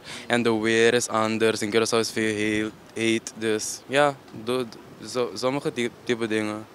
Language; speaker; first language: Dutch; non-native, local second language; Papiamento